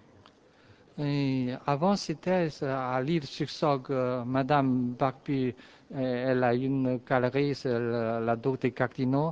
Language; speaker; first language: French; non-native, fluent; Chinese